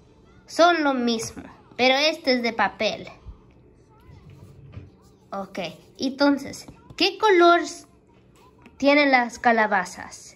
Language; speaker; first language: Spanish; early bilingual, heritage; Spanish